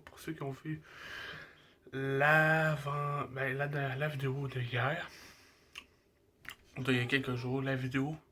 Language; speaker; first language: French; native; French